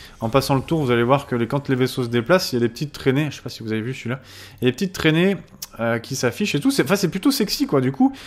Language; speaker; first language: French; native; French